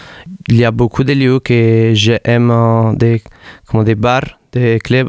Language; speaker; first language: French; non-native, fluent; Italian